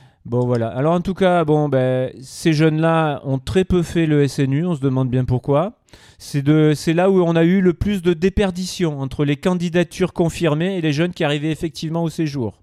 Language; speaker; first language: French; native; French